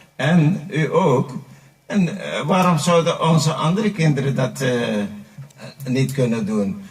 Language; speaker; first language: Dutch; non-native, local second language; Caribbean Hindustani